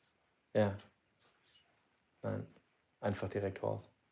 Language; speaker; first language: German; native; German